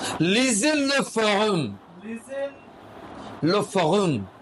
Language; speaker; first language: French; non-native, fluent; Bangla